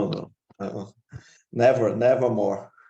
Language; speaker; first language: English; non-native, learner; Portuguese